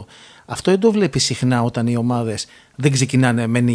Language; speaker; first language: Greek; native; Greek